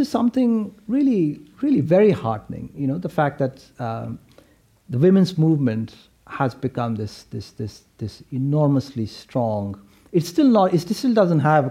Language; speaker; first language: English; non-native, local second language; Hindi